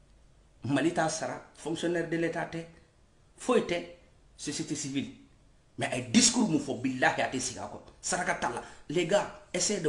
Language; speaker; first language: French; non-native, local second language; Bambara